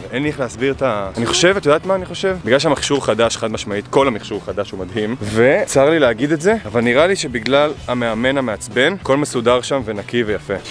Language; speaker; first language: Hebrew; native; Hebrew